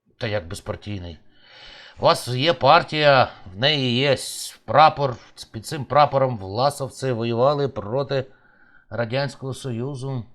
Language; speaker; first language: Ukrainian; native; Ukrainian